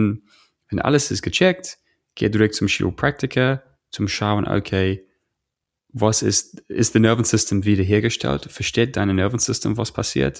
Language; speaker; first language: German; non-native, fluent; English